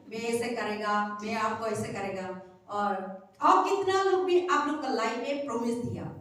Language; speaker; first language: Hindi; non-native, local second language; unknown